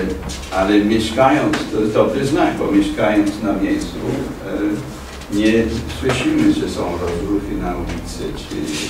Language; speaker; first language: Polish; non-native, fluent; English